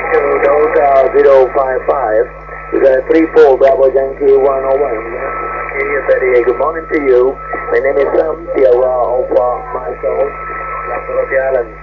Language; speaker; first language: English; non-native, learner; Spanish